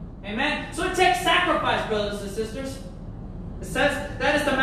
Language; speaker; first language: English; early bilingual, other home language; Spanish